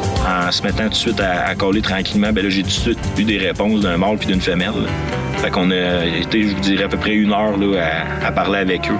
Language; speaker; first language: French; native; French